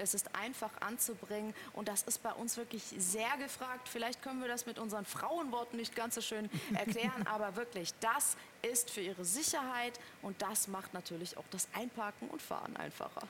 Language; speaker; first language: German; native; German